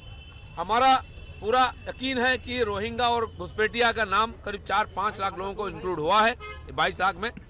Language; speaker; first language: Hindi; non-native, local second language; Bangla